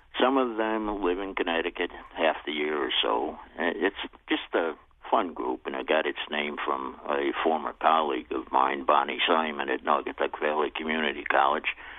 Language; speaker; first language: English; native; English